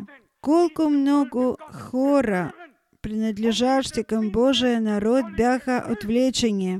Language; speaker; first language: Bulgarian; non-native, fluent; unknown